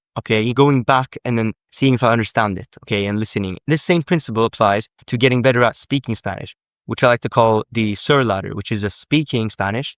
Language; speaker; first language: English; native; English